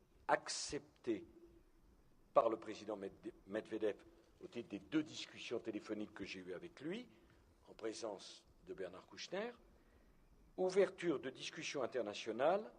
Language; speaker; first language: French; native; French